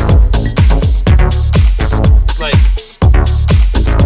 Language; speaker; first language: English; native; English